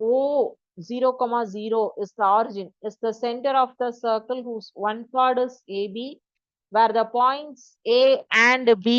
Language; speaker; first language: English; non-native, local second language; Tamil